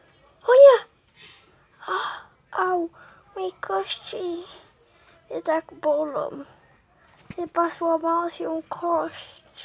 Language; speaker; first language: Polish; early bilingual, heritage; Polish